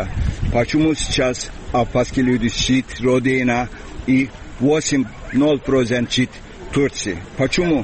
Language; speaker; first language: Russian; non-native, learner; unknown